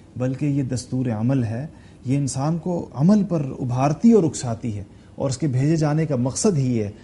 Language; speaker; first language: Urdu; non-native, local second language; Pashto